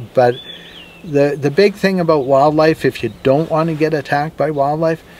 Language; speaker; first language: English; native; English